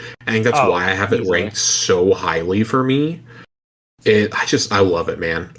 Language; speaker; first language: English; native; English